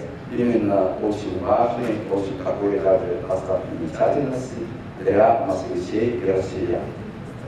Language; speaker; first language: Russian; non-native, fluent; Chinese